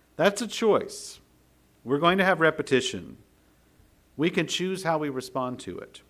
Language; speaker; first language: English; native; English